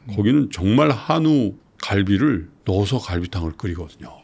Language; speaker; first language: Korean; native; Korean